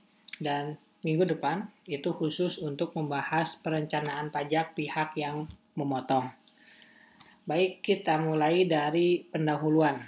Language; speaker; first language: Indonesian; native; Indonesian